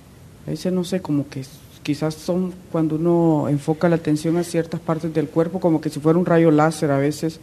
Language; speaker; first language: Spanish; native; Spanish